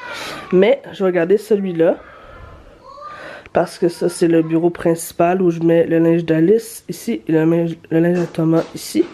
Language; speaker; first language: French; native; French